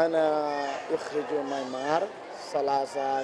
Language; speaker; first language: Arabic; non-native, learner; Rohingya